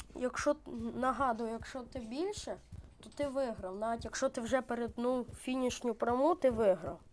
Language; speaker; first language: Ukrainian; non-native, local second language; Russian